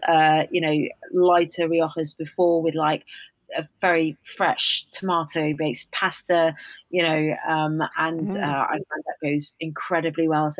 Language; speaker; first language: English; native; English